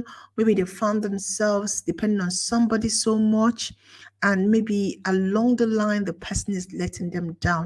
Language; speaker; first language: English; non-native, local second language; Igbo